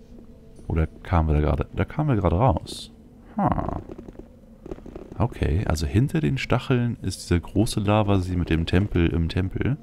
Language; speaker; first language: German; native; German